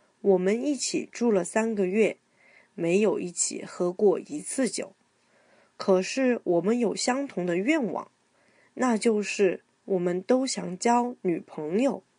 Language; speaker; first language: Chinese; non-native, fluent; Korean